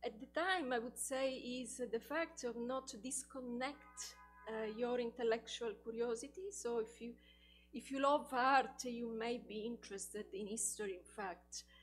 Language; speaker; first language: English; non-native, fluent; Italian